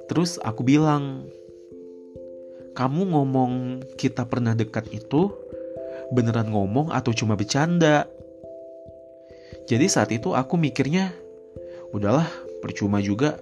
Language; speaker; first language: Indonesian; native; Indonesian